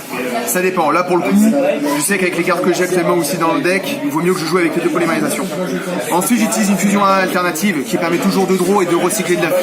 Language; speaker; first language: French; native; French